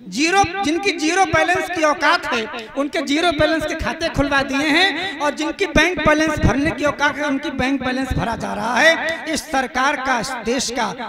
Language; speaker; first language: Hindi; native; Hindi